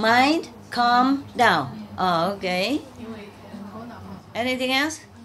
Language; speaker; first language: English; non-native, fluent; Vietnamese